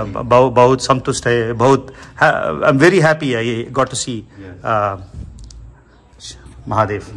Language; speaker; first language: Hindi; non-native, learner; Telugu